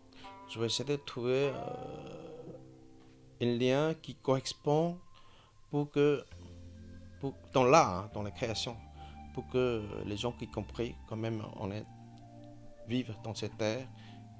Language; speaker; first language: French; non-native, fluent; Chinese